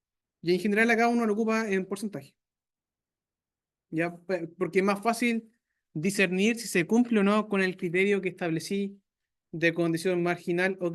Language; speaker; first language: Spanish; native; Spanish